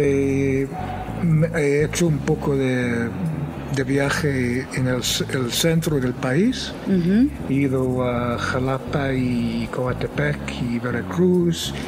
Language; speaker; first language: Spanish; non-native, fluent; English